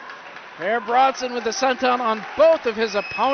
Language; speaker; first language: English; native; English